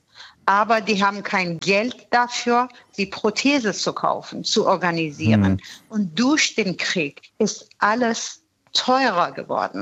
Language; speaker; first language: German; non-native, fluent; Persian